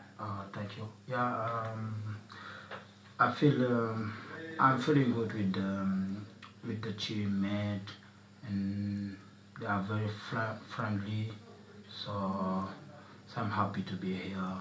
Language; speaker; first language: English; non-native, learner; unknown